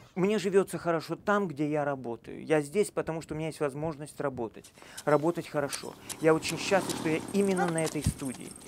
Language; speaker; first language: Russian; native; Russian